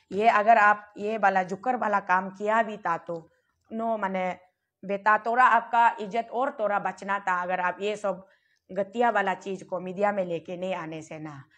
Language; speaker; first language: Hindi; non-native, local second language; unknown